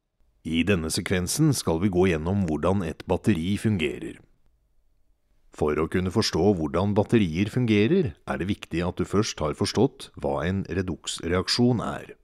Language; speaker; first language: Norwegian; native; Norwegian